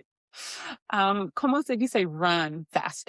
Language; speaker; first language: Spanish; non-native, learner; English